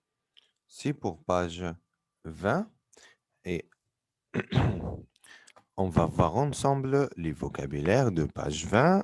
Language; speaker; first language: French; non-native, fluent; Arabic